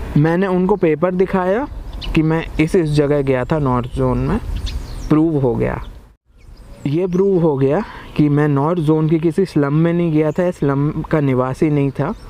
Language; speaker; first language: Hindi; native; Hindi